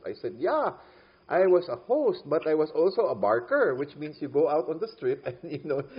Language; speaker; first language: English; non-native, local second language; Filipino